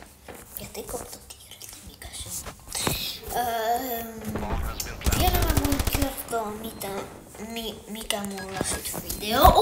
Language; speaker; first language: Finnish; early bilingual, other home language; Russian